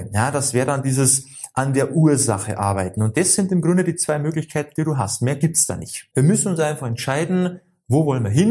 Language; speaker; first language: German; native; German